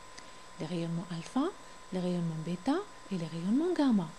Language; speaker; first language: French; non-native, local second language; Arabic